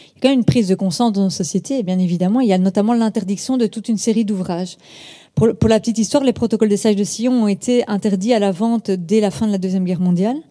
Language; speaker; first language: French; native; French